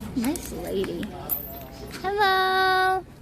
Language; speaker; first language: English; non-native, fluent; Korean